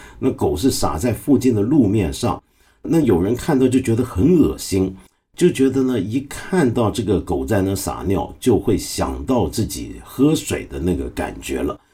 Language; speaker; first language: Chinese; non-native, local second language; Cantonese